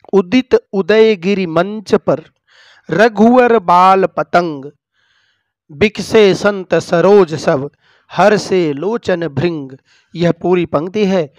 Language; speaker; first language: Hindi; native; Hindi